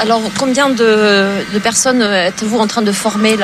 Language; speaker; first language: French; native; French